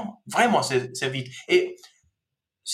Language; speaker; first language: French; non-native, fluent; English